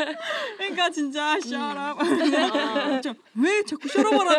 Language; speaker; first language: Korean; native; Korean